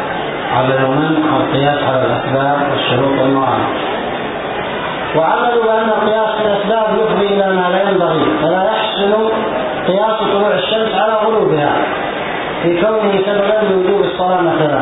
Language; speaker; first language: Arabic; native; Arabic